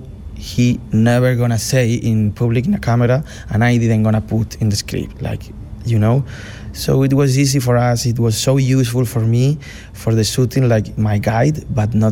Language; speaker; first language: English; non-native, fluent; Spanish